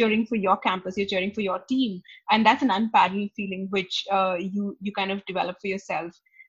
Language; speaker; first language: English; non-native, local second language; Hindi